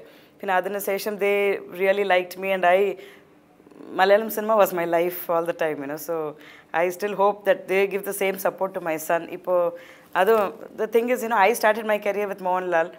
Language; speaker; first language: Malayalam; non-native, local second language; Tamil